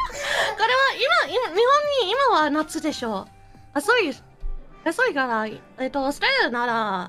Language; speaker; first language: Japanese; non-native, learner; English